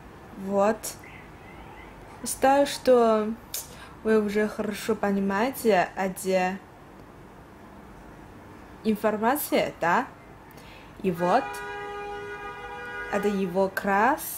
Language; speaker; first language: Russian; non-native, learner; Chinese